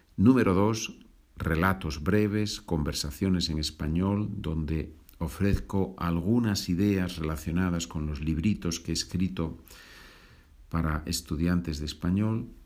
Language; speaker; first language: Spanish; native; Spanish